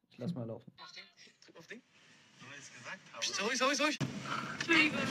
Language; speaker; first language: German; early bilingual, other home language; Dutch